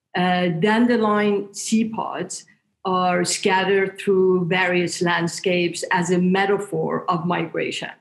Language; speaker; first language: English; non-native, fluent; Persian